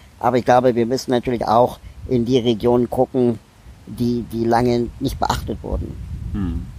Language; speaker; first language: German; native; German